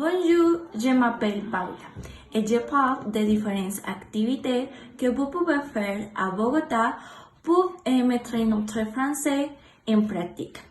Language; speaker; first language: French; non-native, learner; Spanish